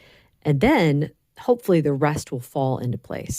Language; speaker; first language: English; native; English